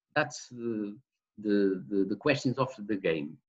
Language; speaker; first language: English; non-native, learner; Portuguese